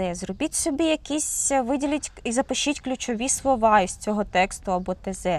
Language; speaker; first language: Ukrainian; native; Ukrainian